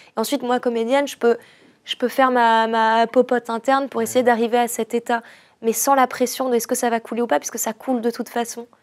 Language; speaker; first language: French; native; French